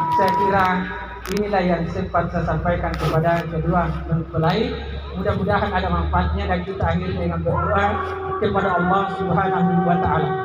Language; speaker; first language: Indonesian; non-native, local second language; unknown